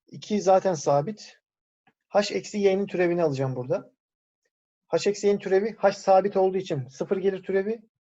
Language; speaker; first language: Turkish; native; Turkish